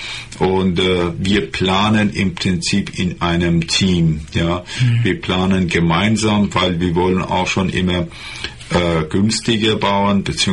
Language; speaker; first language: German; non-native, fluent; Persian